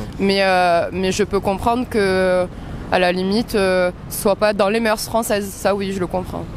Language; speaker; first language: French; native; French